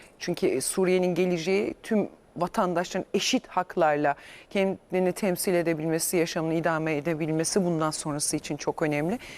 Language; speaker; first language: Turkish; native; Turkish